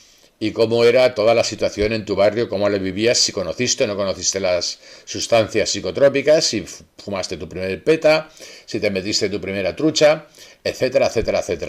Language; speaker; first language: Spanish; native; Spanish